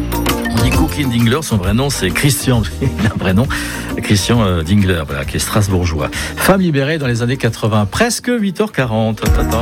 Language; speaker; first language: French; native; French